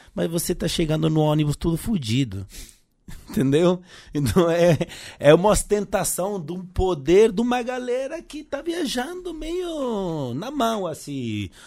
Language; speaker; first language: Portuguese; non-native, fluent; Spanish